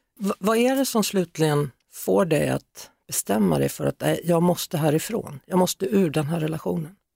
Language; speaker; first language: Swedish; native; Swedish